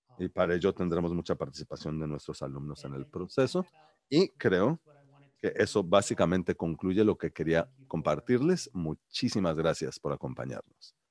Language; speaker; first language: Spanish; early bilingual, heritage; Spanish